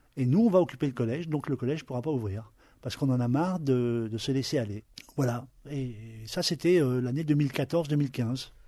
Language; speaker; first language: French; native; French